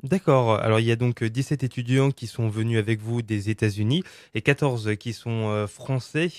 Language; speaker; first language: French; native; French